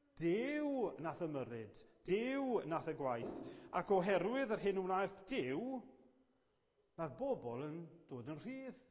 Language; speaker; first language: Welsh; native; Welsh